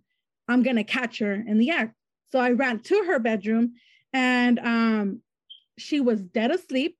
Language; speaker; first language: English; native; English